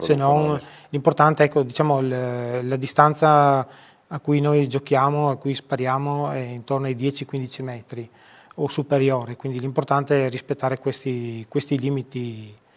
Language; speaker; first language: Italian; native; Italian